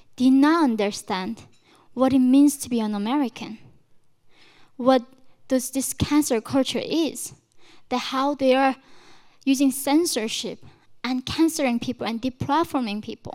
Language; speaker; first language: English; non-native, fluent; Korean